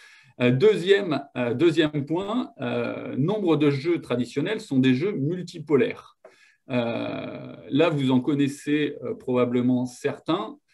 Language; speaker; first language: French; native; French